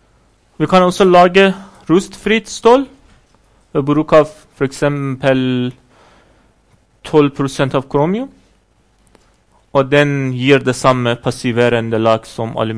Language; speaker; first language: Swedish; non-native, fluent; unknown